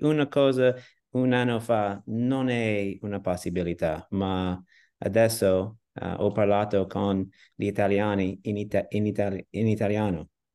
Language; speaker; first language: Italian; non-native, learner; English